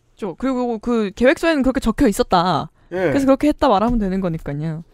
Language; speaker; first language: Korean; native; Korean